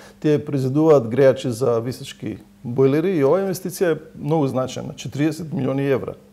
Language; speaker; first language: Macedonian; native; Macedonian